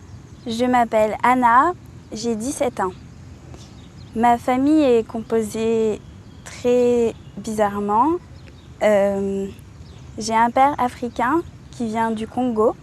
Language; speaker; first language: French; early bilingual, other home language; English